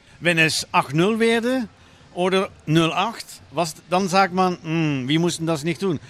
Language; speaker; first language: German; non-native, learner; Dutch